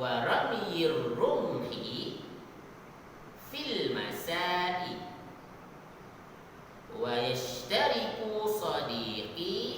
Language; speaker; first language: Arabic; non-native, fluent; Malay